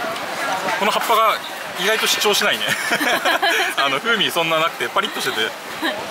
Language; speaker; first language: Japanese; native; Japanese